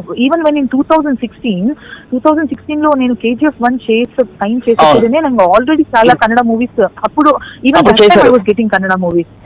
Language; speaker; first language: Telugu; non-native, local second language; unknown